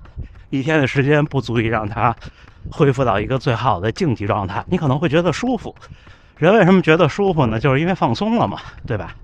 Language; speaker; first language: Chinese; native; Chinese